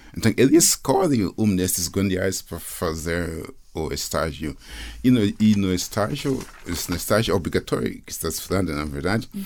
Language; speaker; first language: Portuguese; non-native, fluent; English